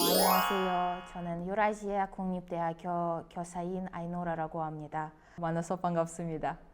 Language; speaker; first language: Korean; non-native, fluent; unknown